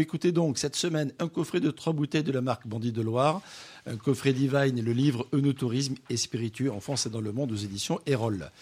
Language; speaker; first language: French; native; French